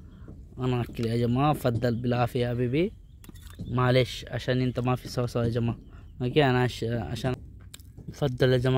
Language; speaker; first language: Arabic; non-native, learner; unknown